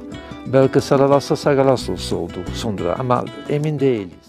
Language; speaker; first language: Turkish; non-native, fluent; Dutch